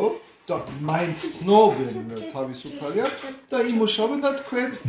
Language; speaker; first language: Georgian; non-native, learner; German